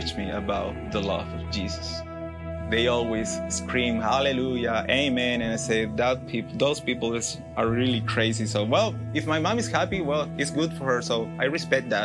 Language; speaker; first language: English; non-native, learner; Spanish